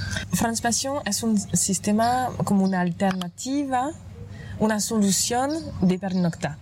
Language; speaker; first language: Spanish; non-native, fluent; French